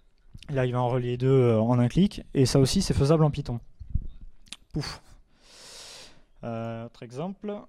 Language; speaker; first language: French; native; French